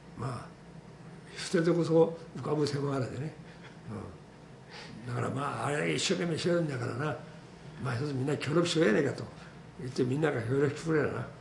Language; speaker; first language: Japanese; native; Japanese